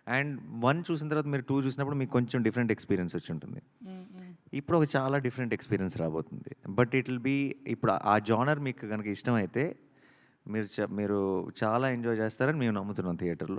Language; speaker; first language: Telugu; native; Telugu